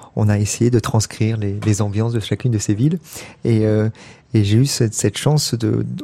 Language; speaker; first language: French; native; French